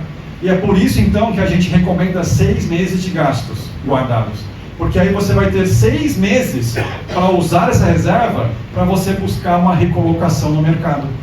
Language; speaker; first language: Portuguese; early bilingual, other home language; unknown